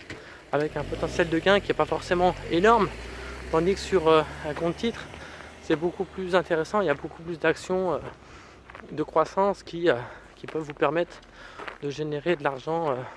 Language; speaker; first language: French; native; French